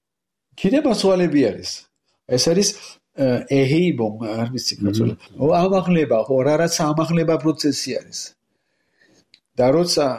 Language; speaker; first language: Georgian; non-native, learner; French